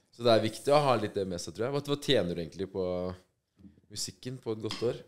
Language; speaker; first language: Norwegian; native; Norwegian